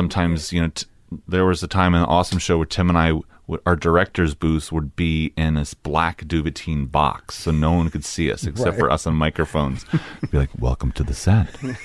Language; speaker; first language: English; native; English